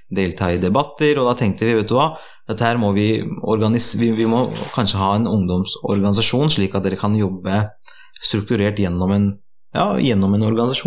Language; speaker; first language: Norwegian; early bilingual, other home language; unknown